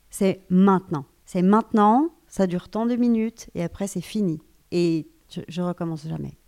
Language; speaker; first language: French; native; French